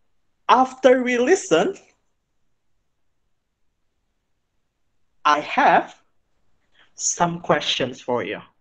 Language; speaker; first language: English; non-native, fluent; Indonesian